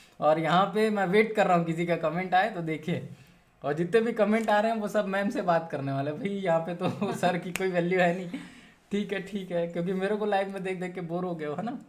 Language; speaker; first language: Hindi; native; Hindi